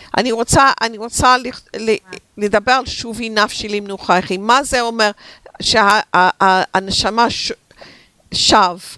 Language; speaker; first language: Hebrew; non-native, fluent; English